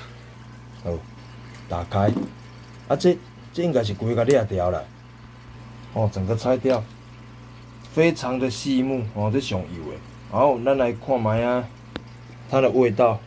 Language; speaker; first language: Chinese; non-native, local second language; Min Nan Chinese